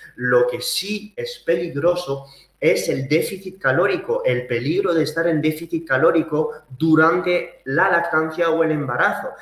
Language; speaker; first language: Spanish; early bilingual, heritage; Spanish